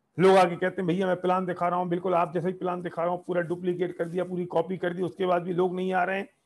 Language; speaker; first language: Hindi; native; Hindi